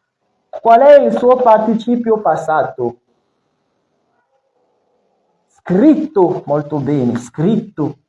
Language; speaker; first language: Italian; non-native, fluent; French